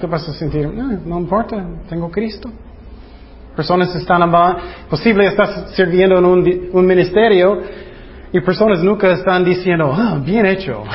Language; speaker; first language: Spanish; non-native, fluent; English